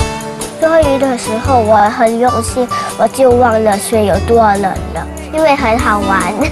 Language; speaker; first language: Chinese; early bilingual, other home language; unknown